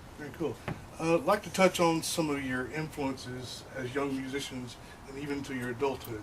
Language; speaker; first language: English; native; English